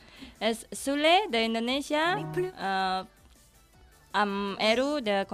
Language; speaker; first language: Catalan; non-native, learner; Indonesian